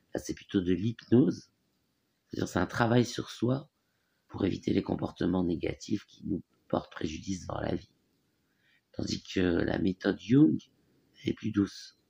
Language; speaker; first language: French; native; French